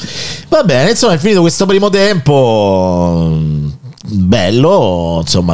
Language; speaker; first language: Italian; native; Italian